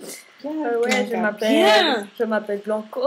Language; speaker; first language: French; non-native, learner; Spanish